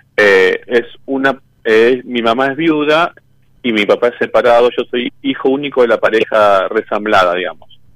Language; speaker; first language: Spanish; native; Spanish